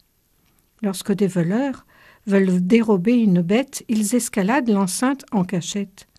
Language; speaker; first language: French; native; French